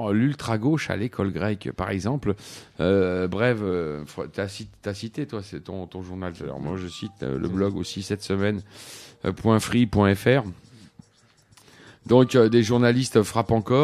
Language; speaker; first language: French; native; French